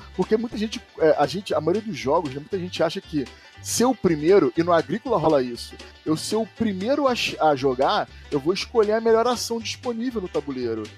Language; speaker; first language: Portuguese; native; Portuguese